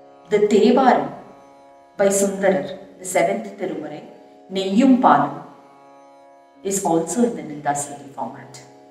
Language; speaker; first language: English; non-native, local second language; Tamil